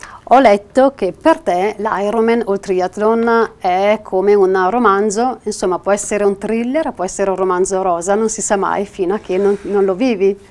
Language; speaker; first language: Italian; native; Italian